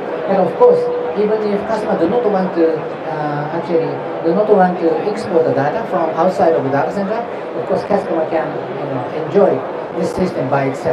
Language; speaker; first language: English; non-native, fluent; Japanese